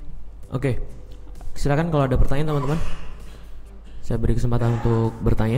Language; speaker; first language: Indonesian; native; Indonesian